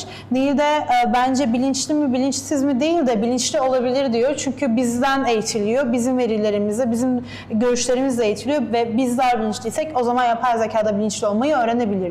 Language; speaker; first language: Turkish; native; Turkish